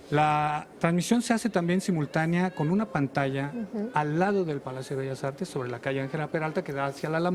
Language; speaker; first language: Spanish; native; Spanish